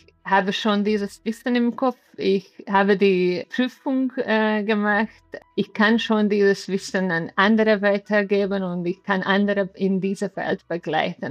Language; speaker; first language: German; non-native, fluent; Hungarian